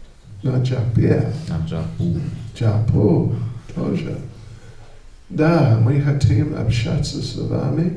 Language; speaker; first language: Russian; non-native, learner; English